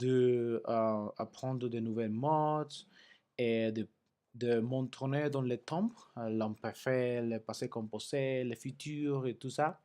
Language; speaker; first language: French; non-native, learner; Spanish